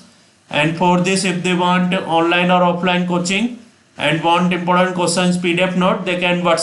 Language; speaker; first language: English; non-native, local second language; Hindi